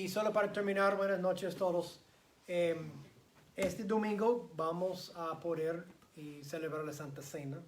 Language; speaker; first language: Spanish; non-native, fluent; English